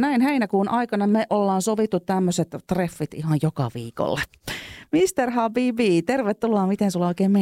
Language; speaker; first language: Finnish; native; Finnish